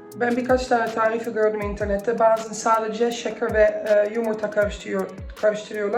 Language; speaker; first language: Turkish; early bilingual, heritage; Turkish